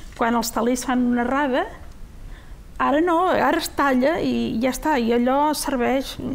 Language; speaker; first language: Catalan; native; Catalan